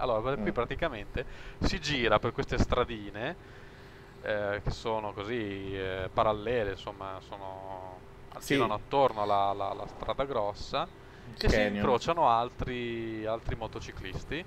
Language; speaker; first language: Italian; native; Italian